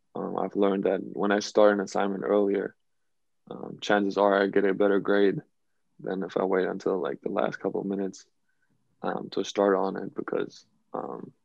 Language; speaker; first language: English; non-native, fluent; German